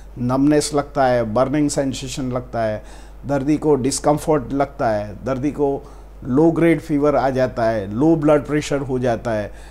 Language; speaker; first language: Hindi; non-native, local second language; Gujarati